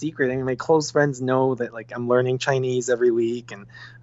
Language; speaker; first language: English; non-native, fluent; Spanish